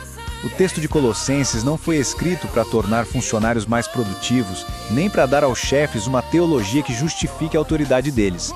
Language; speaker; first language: Portuguese; native; Portuguese